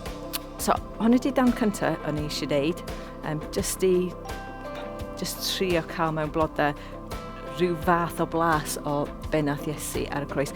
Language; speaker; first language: Welsh; non-native, local second language; English